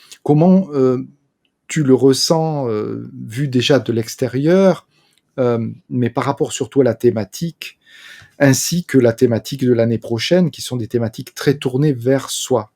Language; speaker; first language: French; native; French